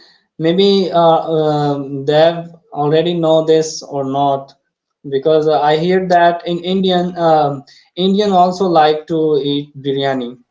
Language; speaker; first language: English; non-native, learner; Urdu